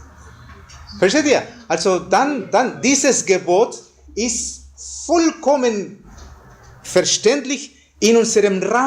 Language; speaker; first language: German; non-native, fluent; Spanish